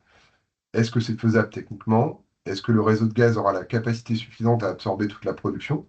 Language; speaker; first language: French; native; French